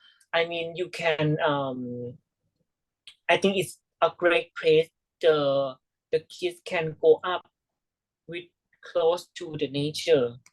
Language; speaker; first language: English; non-native, learner; Thai